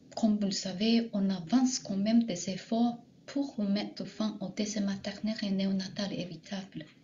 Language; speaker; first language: French; non-native, fluent; Japanese